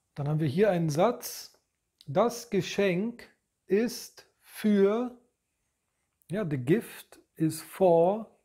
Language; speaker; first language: English; non-native, fluent; German